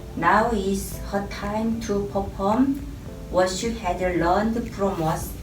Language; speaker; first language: English; non-native, learner; Korean